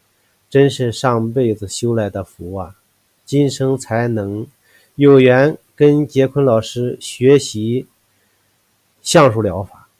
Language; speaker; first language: Chinese; native; Chinese